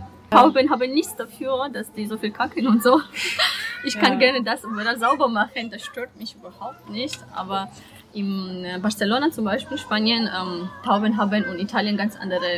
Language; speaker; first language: German; non-native, learner; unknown